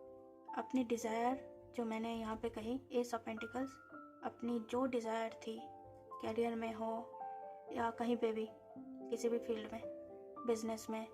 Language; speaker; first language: Hindi; native; Hindi